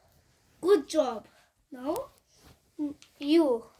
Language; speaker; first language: English; non-native, learner; Hindi